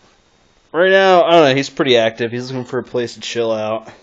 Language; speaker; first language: English; native; English